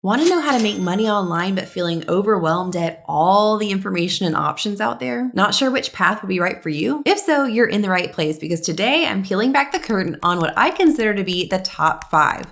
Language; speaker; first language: English; native; English